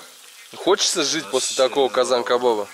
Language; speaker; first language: Russian; native; Russian